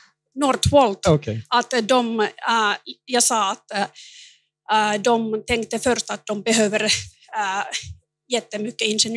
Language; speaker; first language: Swedish; non-native, learner; Finnish